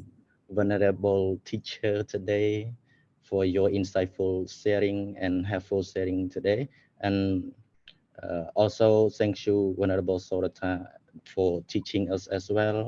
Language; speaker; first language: English; non-native, fluent; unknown